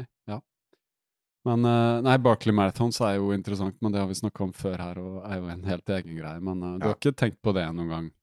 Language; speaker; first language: Norwegian; native; Norwegian